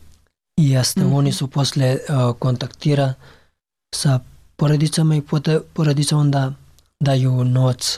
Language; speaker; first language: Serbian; non-native, learner; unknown